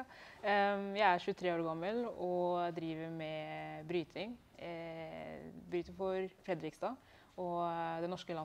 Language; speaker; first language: Norwegian; early bilingual, other home language; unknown